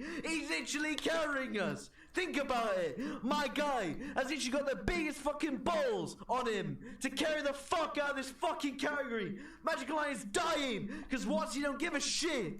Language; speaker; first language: English; native; English